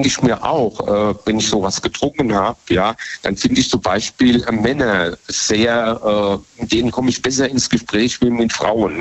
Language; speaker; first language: German; native; German